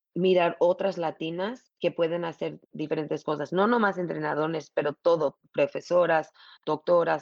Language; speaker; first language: Spanish; early bilingual, other home language; English